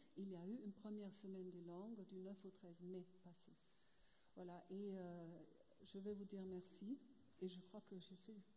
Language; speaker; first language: French; non-native, fluent; German